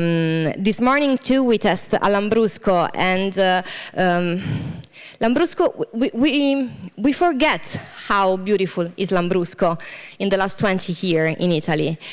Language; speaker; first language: English; non-native, fluent; Italian